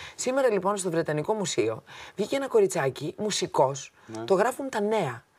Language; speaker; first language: Greek; native; Greek